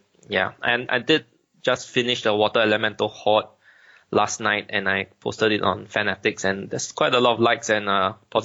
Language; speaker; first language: English; native; English